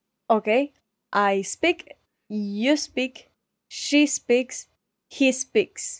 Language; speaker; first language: English; non-native, learner; Spanish